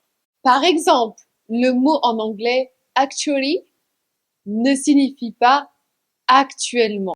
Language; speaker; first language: French; native; French